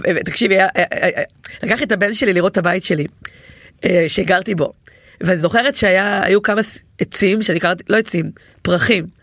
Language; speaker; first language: Hebrew; native; Hebrew